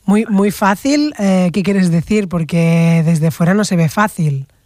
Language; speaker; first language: Spanish; non-native, local second language; Catalan